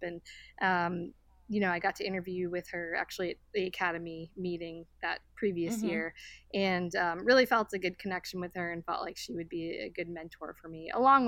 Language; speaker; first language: English; native; English